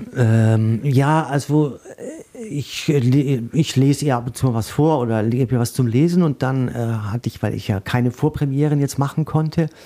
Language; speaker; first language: German; native; German